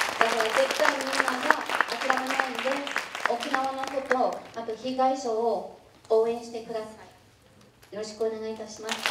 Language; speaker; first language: Japanese; non-native, fluent; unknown